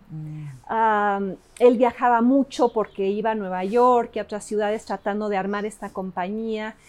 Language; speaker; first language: Spanish; early bilingual, other home language; English